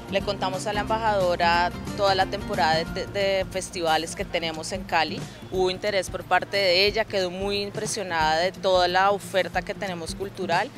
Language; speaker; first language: Spanish; native; Spanish